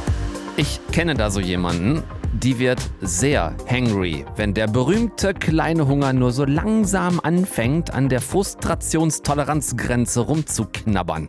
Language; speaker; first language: German; native; German